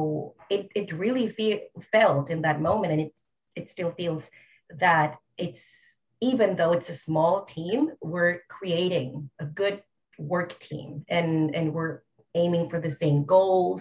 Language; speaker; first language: English; non-native, fluent; Spanish